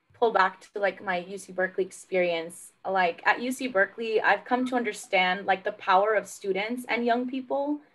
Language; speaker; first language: English; native; English